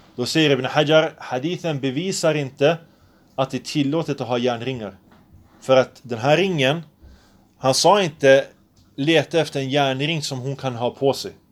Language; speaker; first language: Swedish; early bilingual, other home language; Arabic